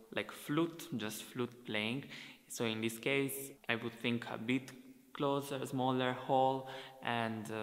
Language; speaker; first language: English; non-native, fluent; Italian